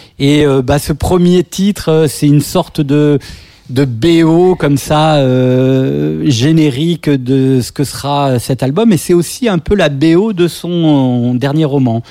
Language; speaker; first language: French; native; French